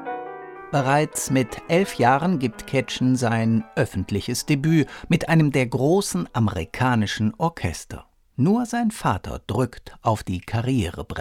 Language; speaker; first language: German; native; German